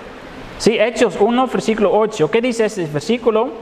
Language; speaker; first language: Spanish; non-native, fluent; Dutch